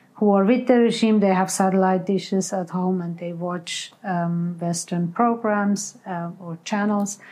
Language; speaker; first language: English; non-native, fluent; Persian